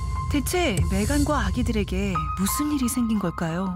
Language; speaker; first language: Korean; native; Korean